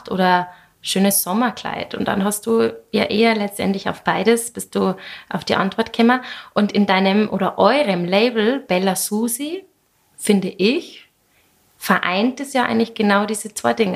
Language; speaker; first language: German; native; German